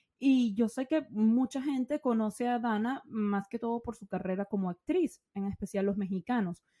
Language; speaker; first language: Spanish; native; Spanish